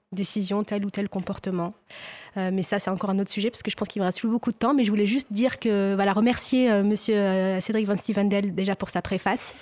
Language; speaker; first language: French; non-native, local second language; Arabic